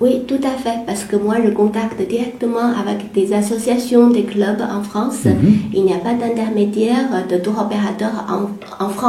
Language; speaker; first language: French; non-native, fluent; Chinese